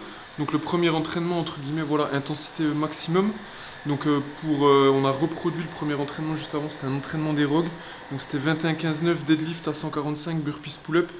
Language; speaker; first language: French; native; French